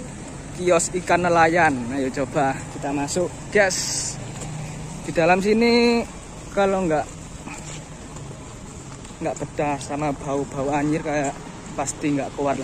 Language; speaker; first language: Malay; non-native, local second language; Javanese